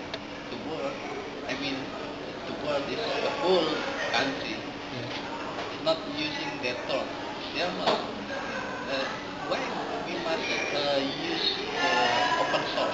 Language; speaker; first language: English; non-native, learner; Indonesian